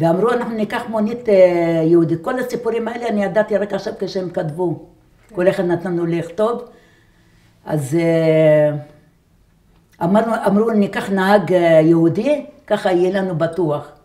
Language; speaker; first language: Hebrew; non-native, fluent; Arabic